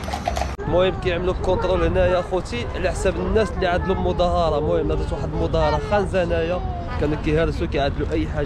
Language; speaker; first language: Arabic; native; Arabic